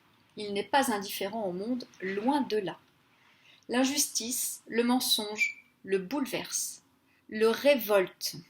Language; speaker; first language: French; native; French